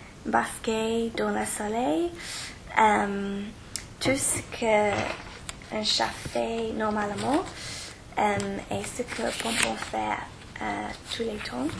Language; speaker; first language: French; non-native, learner; English